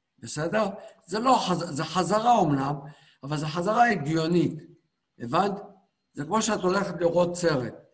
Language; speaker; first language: Hebrew; native; Hebrew